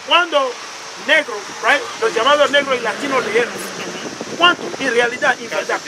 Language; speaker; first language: Spanish; non-native, learner; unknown